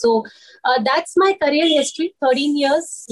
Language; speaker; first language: English; non-native, local second language; Hindi